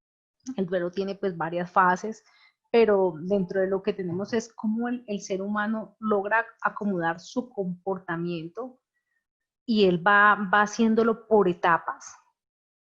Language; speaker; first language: Spanish; native; Spanish